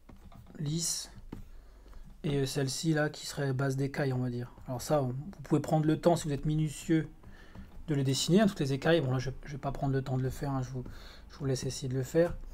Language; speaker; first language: French; native; French